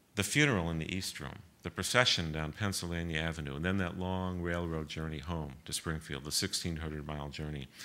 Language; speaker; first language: English; native; English